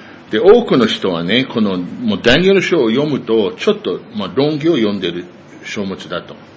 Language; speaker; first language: Japanese; non-native, fluent; English